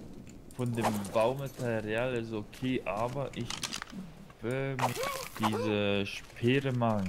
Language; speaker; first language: German; non-native, learner; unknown